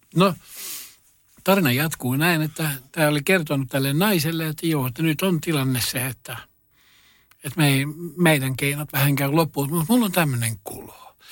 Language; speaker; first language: Finnish; non-native, local second language; Swedish